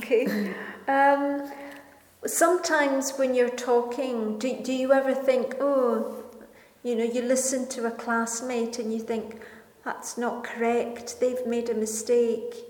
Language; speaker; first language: English; non-native, fluent; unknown